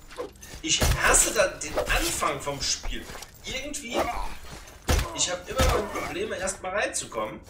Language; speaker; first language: German; native; German